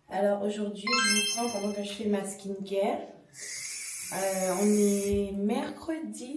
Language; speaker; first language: French; native; French